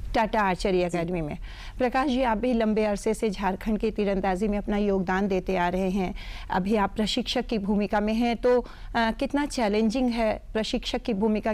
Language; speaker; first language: Hindi; native; Hindi